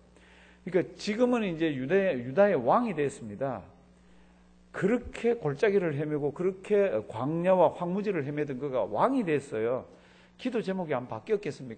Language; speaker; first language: Korean; native; Korean